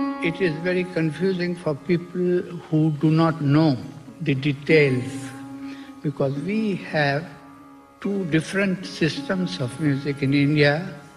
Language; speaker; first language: English; non-native, local second language; Bangla